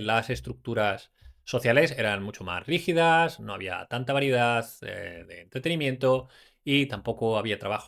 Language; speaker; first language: Spanish; native; Spanish